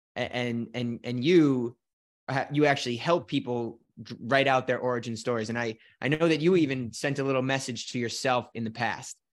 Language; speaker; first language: English; native; English